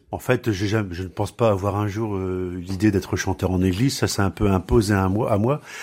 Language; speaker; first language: French; native; French